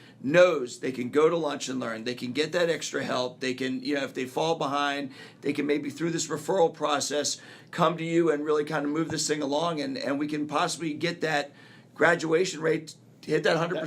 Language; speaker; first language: English; native; English